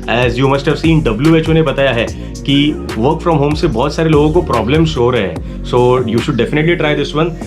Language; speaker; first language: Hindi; non-native, local second language; Marathi